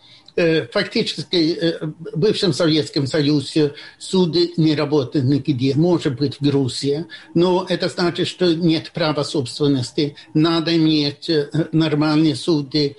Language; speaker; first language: Russian; non-native, fluent; Swedish